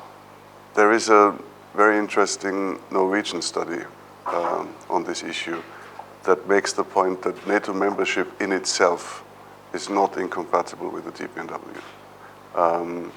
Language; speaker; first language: English; non-native, fluent; German